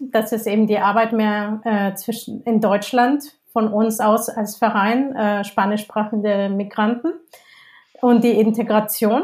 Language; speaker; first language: German; non-native, fluent; Spanish